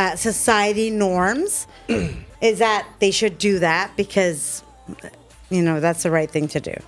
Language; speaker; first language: English; native; English